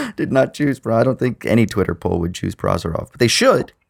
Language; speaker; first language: English; native; English